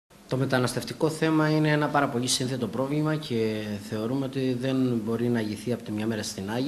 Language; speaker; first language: Greek; native; Greek